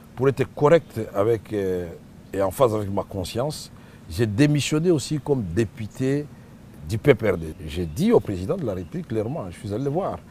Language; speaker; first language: French; non-native, local second language; Swahili